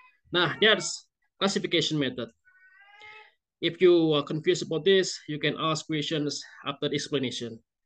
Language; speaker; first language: English; non-native, fluent; Indonesian